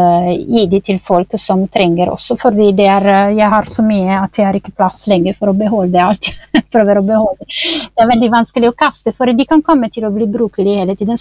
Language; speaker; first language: Norwegian; non-native, fluent; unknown